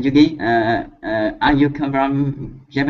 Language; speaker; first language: English; non-native, learner; Vietnamese